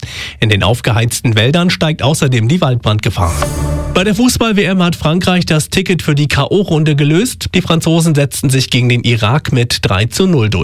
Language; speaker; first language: German; native; German